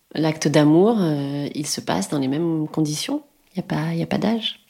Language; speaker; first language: French; native; French